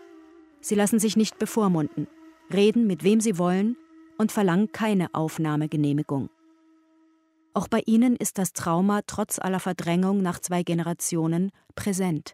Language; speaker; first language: German; native; German